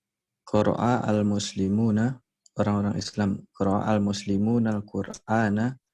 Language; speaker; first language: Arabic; non-native, learner; Indonesian